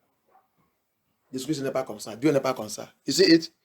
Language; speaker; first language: French; non-native, learner; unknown